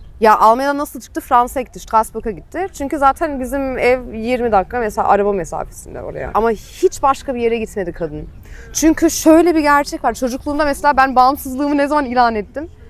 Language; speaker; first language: Turkish; early bilingual, heritage; Turkish